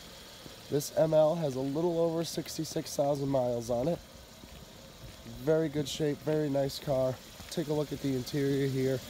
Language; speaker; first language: English; native; English